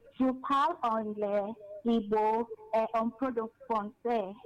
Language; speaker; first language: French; non-native, learner; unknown